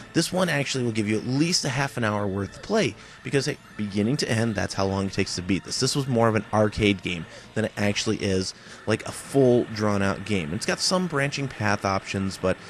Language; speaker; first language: English; native; English